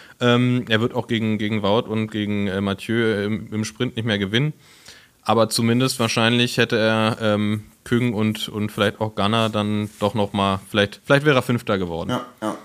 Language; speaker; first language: German; native; German